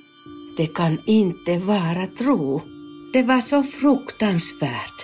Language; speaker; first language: Swedish; non-native, learner; Finnish